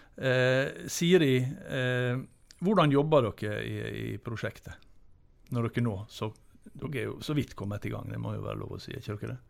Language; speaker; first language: Norwegian; native; Norwegian